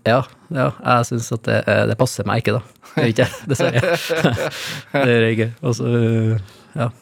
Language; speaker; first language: Norwegian; native; Norwegian